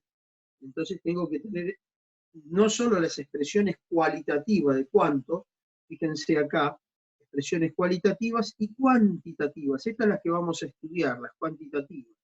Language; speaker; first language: Spanish; native; Spanish